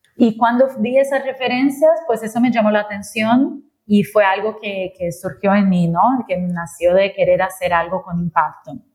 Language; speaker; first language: Spanish; non-native, fluent; Portuguese